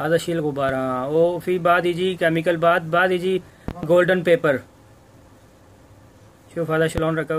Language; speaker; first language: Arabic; non-native, learner; Urdu